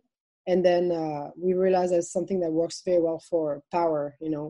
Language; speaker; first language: English; non-native, fluent; French